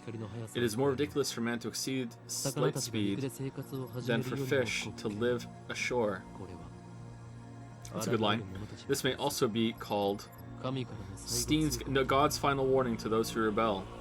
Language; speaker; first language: English; native; English